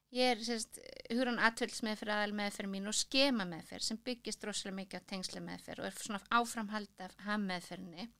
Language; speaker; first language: Icelandic; native; Icelandic